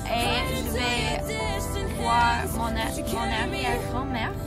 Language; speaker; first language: French; non-native, learner; English